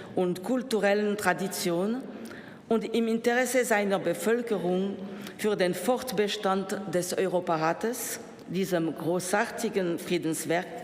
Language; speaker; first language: German; non-native, local second language; French